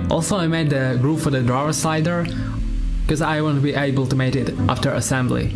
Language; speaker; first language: English; non-native, learner; Ukrainian